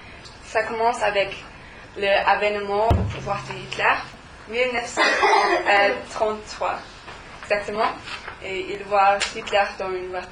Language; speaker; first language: French; non-native, learner; German